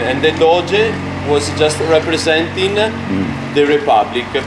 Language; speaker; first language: English; non-native, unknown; Italian